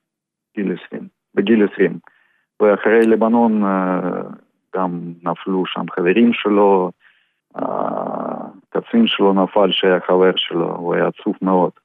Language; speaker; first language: Hebrew; non-native, fluent; Russian